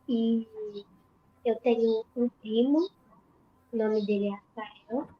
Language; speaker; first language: Portuguese; early bilingual, other home language; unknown